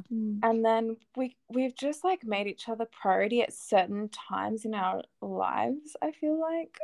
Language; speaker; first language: English; native; English